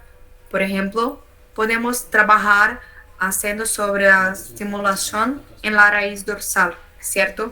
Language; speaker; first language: Spanish; non-native, learner; Portuguese